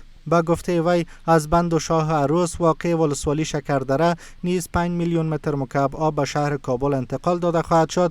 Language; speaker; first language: Persian; native; Persian